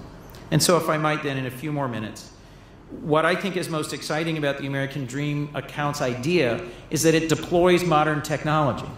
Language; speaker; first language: English; native; English